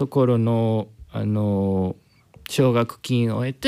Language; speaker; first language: Japanese; non-native, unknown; Spanish